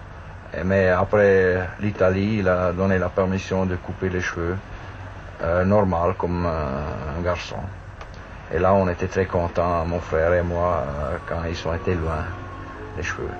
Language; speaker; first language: French; non-native, fluent; German